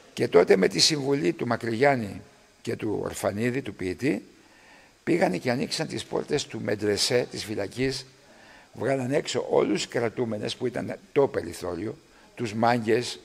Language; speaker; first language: Greek; early bilingual, other home language; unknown